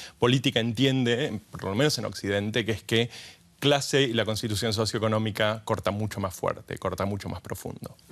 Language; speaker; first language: Spanish; native; Spanish